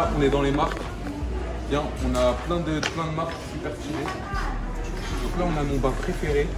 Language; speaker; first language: French; native; French